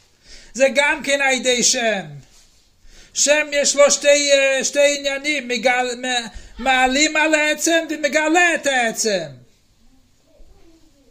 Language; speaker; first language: Hebrew; non-native, fluent; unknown